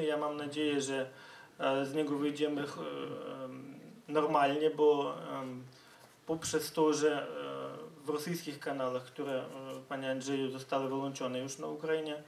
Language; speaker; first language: Polish; non-native, fluent; Ukrainian